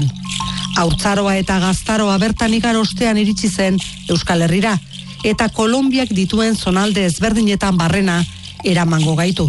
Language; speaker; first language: Basque; native; Basque